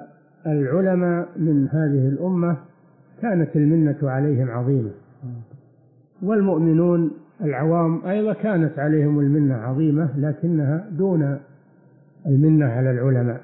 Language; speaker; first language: Arabic; native; Arabic